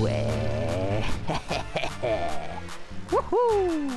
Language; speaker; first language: French; native; French